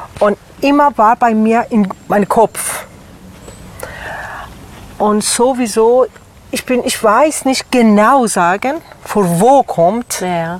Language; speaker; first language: German; non-native, learner; Persian